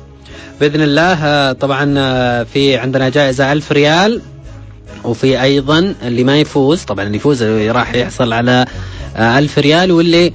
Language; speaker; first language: Arabic; native; Arabic